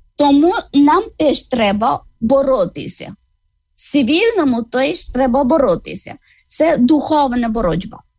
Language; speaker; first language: Ukrainian; non-native, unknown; Malayalam